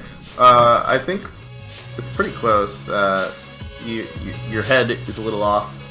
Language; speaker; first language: English; native; English